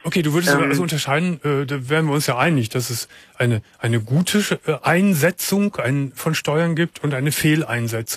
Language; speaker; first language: German; native; German